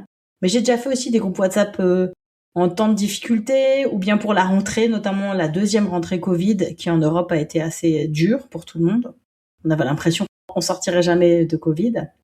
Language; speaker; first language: French; native; French